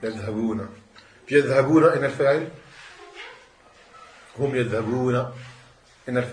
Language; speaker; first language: Arabic; non-native, fluent; French